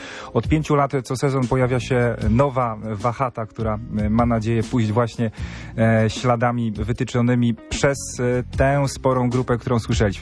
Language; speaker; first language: Polish; native; Polish